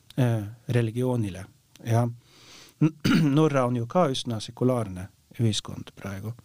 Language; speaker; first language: Estonian; non-native, fluent; Norwegian